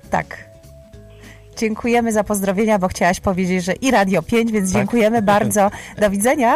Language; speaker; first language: Polish; native; Polish